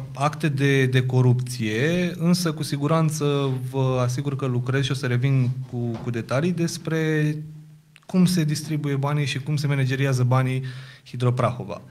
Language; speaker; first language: Romanian; native; Romanian